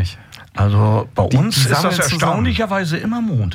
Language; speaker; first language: German; native; German